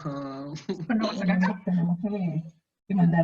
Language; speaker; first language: Spanish; native; Spanish